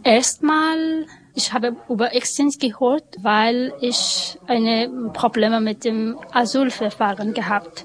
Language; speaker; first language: German; non-native, learner; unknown